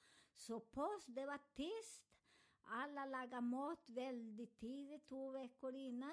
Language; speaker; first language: Swedish; non-native, learner; Spanish